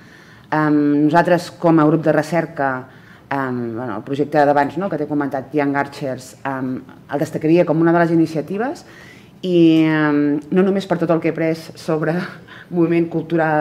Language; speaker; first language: Catalan; native; Catalan